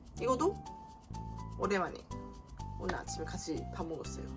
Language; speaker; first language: Korean; non-native, fluent; Chinese